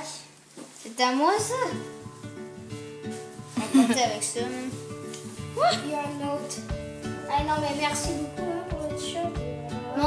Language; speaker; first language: French; native; French